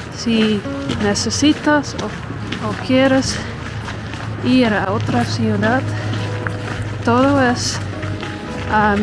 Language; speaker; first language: Spanish; non-native, fluent; Dutch